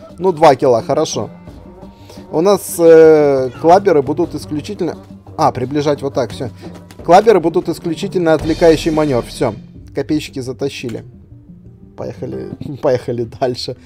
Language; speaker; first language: Russian; native; Russian